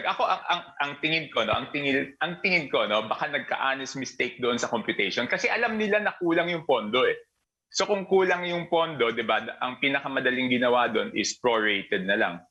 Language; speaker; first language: Filipino; native; Filipino